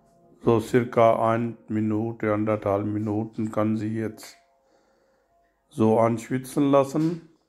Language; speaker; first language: German; non-native, learner; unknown